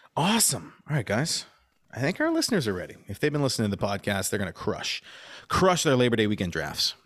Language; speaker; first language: English; native; English